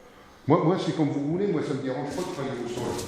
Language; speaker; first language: French; native; French